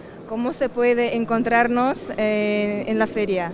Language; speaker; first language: Spanish; non-native, fluent; Russian